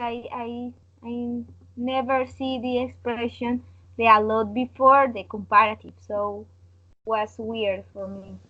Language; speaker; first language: English; non-native, learner; Spanish